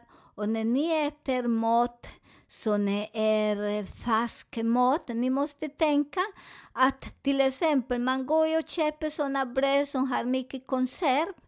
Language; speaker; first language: Swedish; non-native, learner; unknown